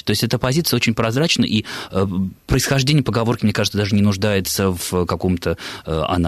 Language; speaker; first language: Russian; native; Russian